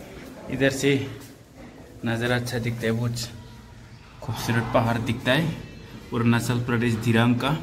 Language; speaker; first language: Hindi; non-native, local second language; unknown